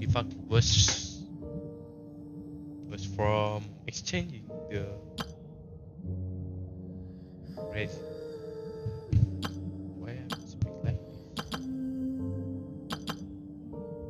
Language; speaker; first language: English; non-native, learner; Indonesian